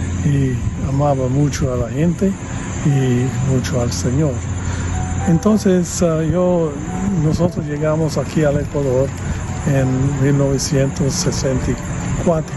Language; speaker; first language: Spanish; non-native, fluent; English